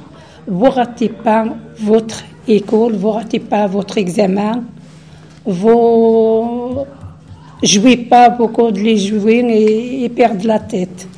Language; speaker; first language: French; non-native, learner; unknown